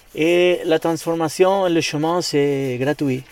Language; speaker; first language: French; non-native, learner; Spanish